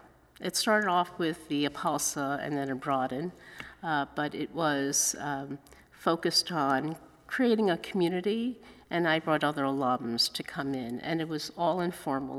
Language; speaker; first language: English; early bilingual, other home language; Cantonese